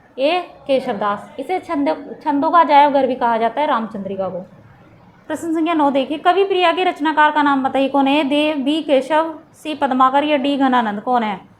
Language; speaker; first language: Hindi; native; Hindi